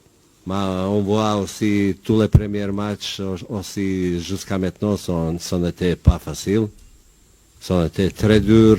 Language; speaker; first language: French; non-native, learner; Bosnian